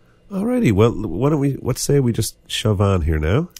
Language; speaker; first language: English; native; English